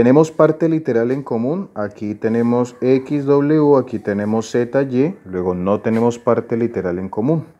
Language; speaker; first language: Spanish; native; Spanish